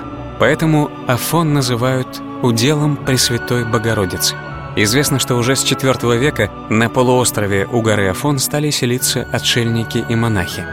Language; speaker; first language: Russian; native; Russian